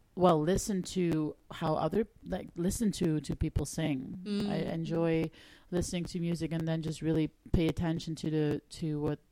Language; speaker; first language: English; non-native, fluent; Dutch